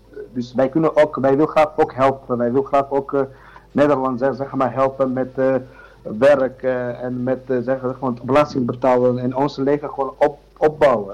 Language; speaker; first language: Dutch; non-native, learner; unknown